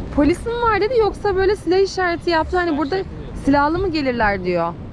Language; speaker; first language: Turkish; native; Turkish